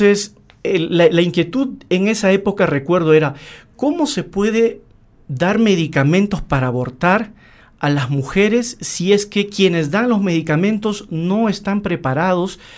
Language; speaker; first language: Spanish; native; Spanish